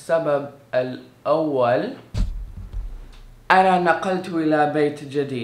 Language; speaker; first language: Arabic; early bilingual, heritage; Arabic